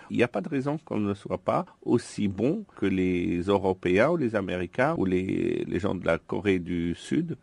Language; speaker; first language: French; non-native, local second language; Arabic